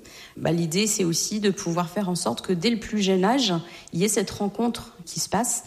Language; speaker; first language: French; native; French